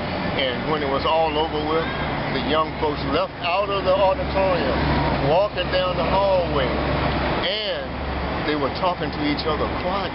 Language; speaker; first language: English; native; English